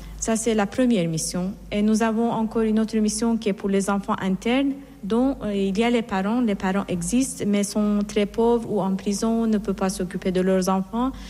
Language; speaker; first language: French; non-native, fluent; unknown